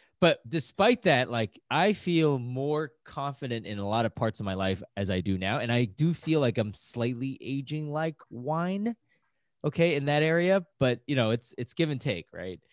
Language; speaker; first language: English; native; English